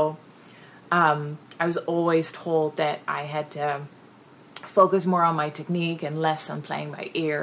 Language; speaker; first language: English; non-native, fluent; Dutch